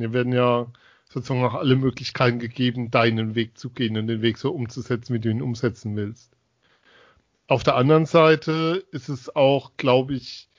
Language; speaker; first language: German; native; German